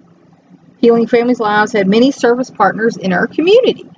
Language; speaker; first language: English; native; English